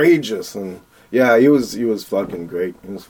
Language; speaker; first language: English; native; English